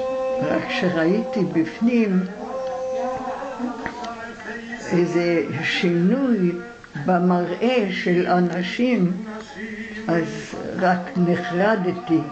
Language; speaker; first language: Hebrew; non-native, fluent; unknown